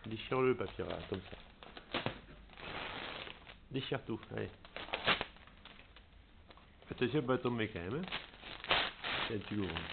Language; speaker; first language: French; native; French